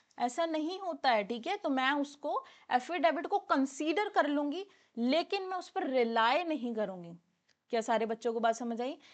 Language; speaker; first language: Hindi; non-native, local second language; Punjabi